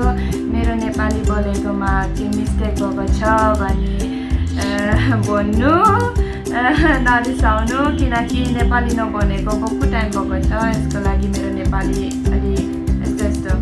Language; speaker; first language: Nepali; non-native, local second language; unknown